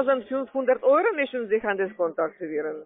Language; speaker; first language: German; non-native, fluent; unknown